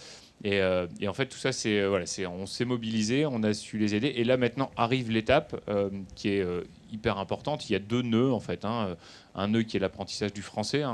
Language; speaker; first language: French; native; French